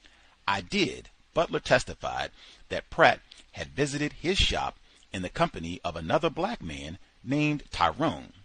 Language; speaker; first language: English; native; English